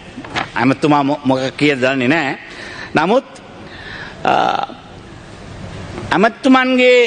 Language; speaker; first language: Sinhala; non-native, local second language; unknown